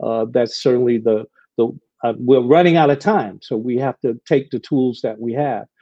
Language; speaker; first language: English; native; English